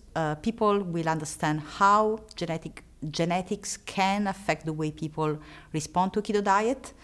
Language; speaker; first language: English; non-native, fluent; Italian